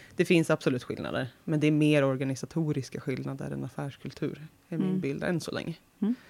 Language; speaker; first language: Swedish; native; Swedish